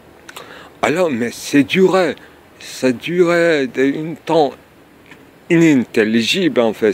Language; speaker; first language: French; non-native, fluent; Turkish